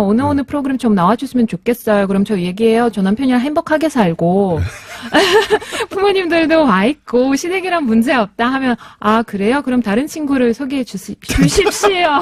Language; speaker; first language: Korean; non-native, fluent; Russian